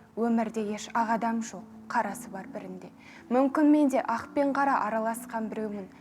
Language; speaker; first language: Kazakh; native; Kazakh